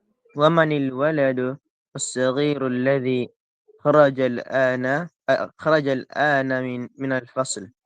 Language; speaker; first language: Arabic; non-native, learner; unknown